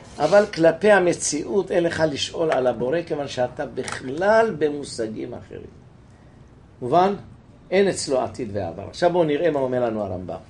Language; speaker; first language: Hebrew; native; Hebrew